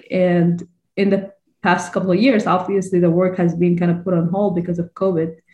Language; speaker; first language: English; non-native, fluent; Arabic